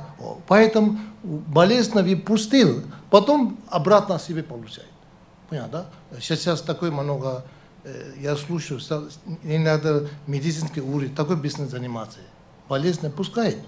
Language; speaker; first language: Russian; non-native, learner; Tibetan